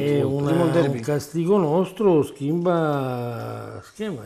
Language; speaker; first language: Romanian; non-native, learner; Italian